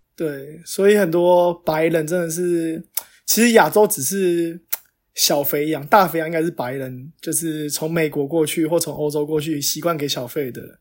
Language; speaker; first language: Chinese; native; Chinese